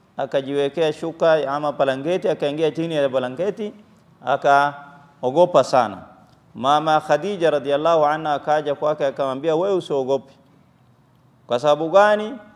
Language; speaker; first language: Swahili; non-native, local second language; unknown